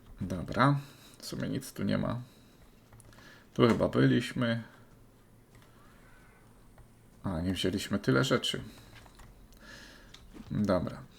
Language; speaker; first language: Polish; native; Polish